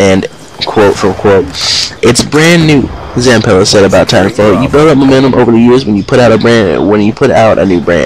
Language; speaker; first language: English; native; English